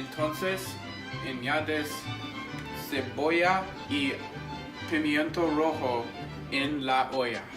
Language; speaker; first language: Spanish; non-native, learner; English